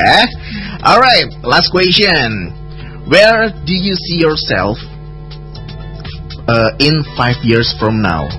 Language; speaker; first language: English; non-native, fluent; Indonesian